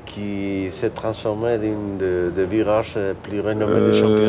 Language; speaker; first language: French; non-native, fluent; Spanish